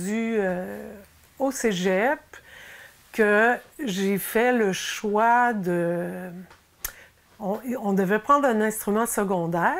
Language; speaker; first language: French; native; French